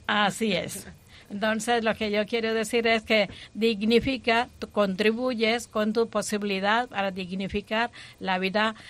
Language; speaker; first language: Spanish; non-native, fluent; Malayalam